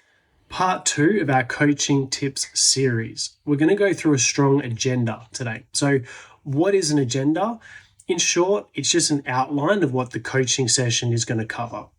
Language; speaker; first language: English; native; English